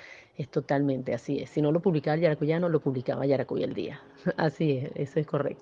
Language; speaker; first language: Spanish; native; Spanish